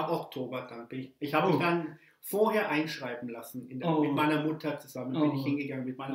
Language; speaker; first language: German; early bilingual, other home language; English